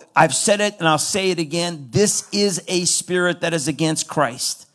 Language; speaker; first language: English; non-native, fluent; Persian